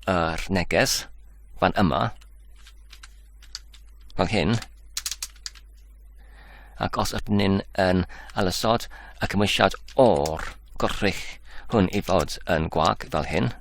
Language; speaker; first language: Welsh; non-native, learner; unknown